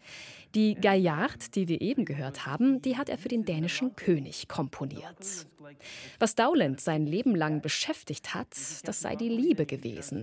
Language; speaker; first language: German; native; German